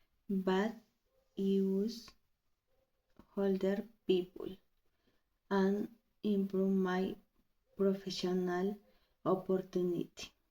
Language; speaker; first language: English; non-native, learner; Spanish